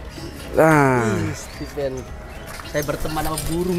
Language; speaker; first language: Indonesian; native; Indonesian